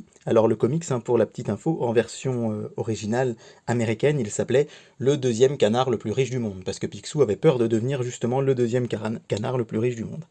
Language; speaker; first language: French; native; French